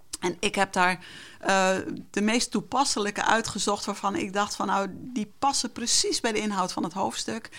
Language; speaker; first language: Dutch; non-native, local second language; Western Frisian